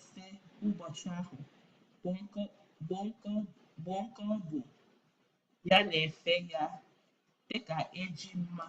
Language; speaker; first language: Igbo; non-native, learner; English